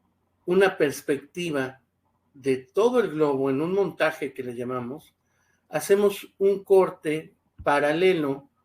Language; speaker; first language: Spanish; native; Spanish